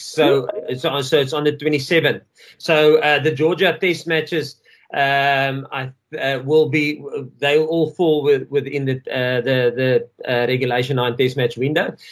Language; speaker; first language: English; non-native, local second language; Afrikaans